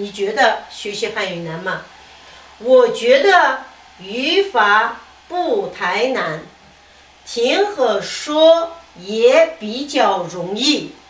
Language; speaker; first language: Chinese; non-native, fluent; Kazakh